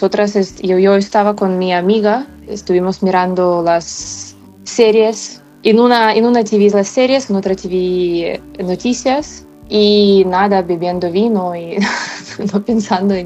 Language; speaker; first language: Spanish; non-native, fluent; Ukrainian